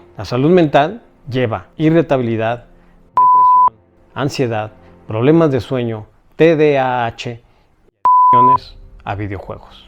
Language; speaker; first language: Spanish; native; Spanish